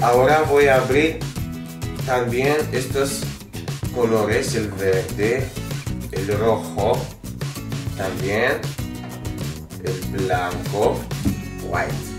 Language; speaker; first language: Spanish; non-native, fluent; Italian